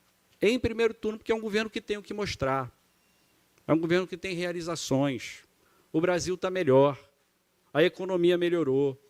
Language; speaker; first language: Portuguese; native; Portuguese